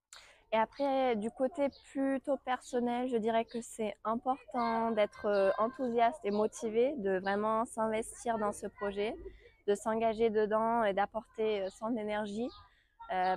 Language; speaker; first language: French; non-native, fluent; German